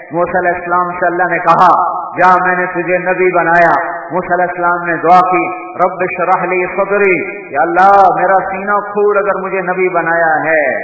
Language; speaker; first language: Urdu; non-native, local second language; Punjabi